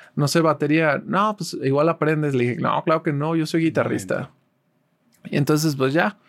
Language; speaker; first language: Spanish; native; Spanish